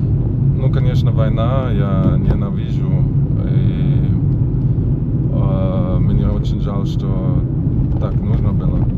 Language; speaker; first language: Russian; non-native, fluent; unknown